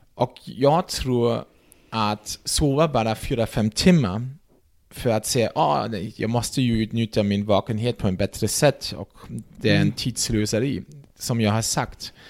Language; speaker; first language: Swedish; non-native, fluent; German